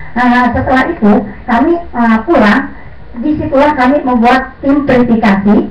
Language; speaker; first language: Indonesian; non-native, local second language; Sundanese